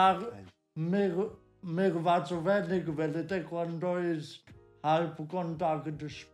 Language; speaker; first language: German; non-native, learner; Polish